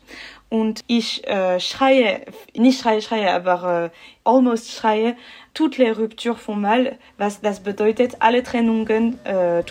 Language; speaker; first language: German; non-native, learner; French